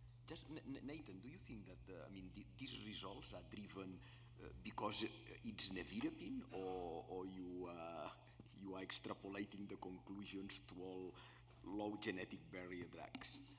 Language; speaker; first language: English; non-native, fluent; Spanish